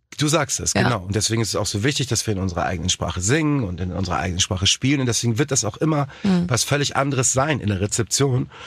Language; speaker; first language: German; native; German